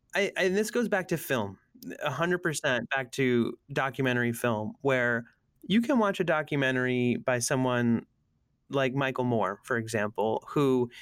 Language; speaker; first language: English; native; English